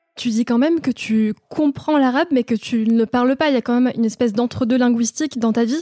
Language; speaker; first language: French; early bilingual, other home language; Arabic